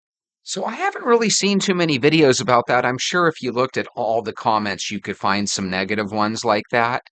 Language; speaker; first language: English; native; English